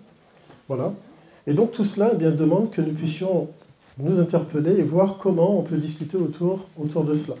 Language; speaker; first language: French; native; French